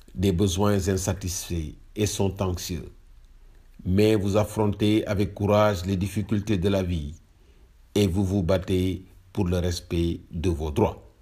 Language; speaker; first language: French; non-native, local second language; Wolof